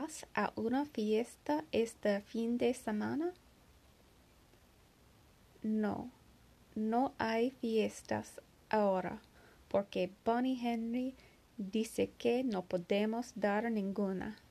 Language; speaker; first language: Spanish; non-native, learner; English